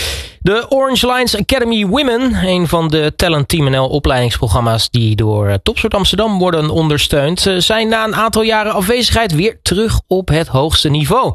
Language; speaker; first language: Dutch; native; Dutch